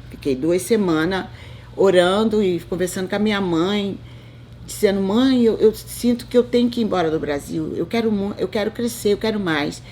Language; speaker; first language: Portuguese; native; Portuguese